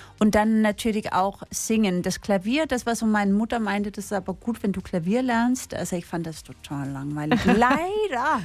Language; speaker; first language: German; non-native, fluent; English